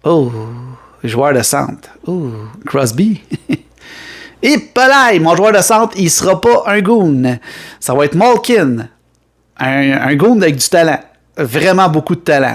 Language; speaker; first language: French; native; French